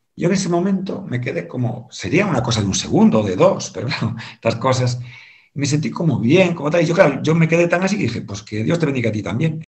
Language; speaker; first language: Spanish; native; Spanish